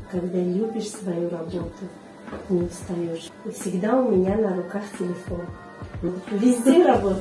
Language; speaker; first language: Russian; non-native, learner; Tajik